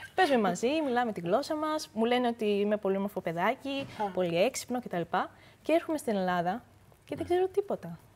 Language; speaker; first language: Greek; early bilingual, other home language; Korean